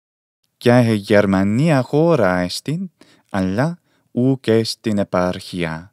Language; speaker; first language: Greek; non-native, fluent; English